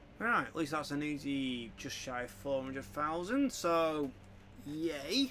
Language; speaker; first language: English; native; English